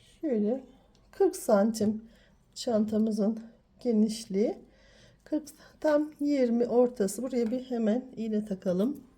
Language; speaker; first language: Turkish; native; Turkish